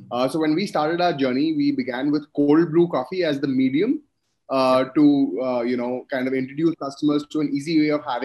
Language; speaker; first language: English; non-native, local second language; Hindi